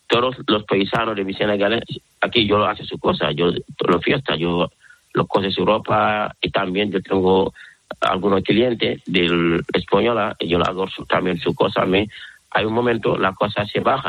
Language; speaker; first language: Spanish; non-native, learner; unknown